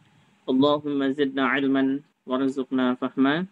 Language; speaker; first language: Arabic; non-native, fluent; Indonesian